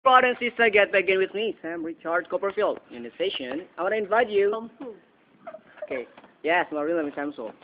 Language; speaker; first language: English; non-native, fluent; Indonesian